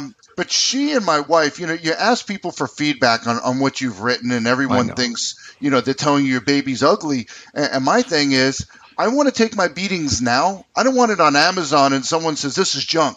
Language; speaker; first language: English; native; English